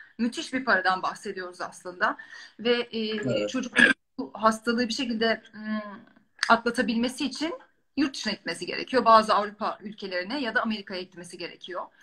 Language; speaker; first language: Turkish; native; Turkish